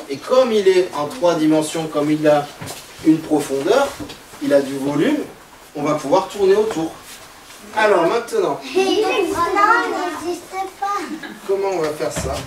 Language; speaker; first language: French; native; French